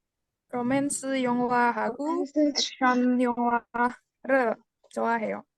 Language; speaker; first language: Korean; non-native, learner; Indonesian